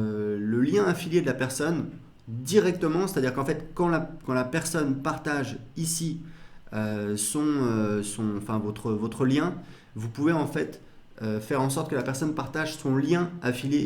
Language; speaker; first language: French; native; French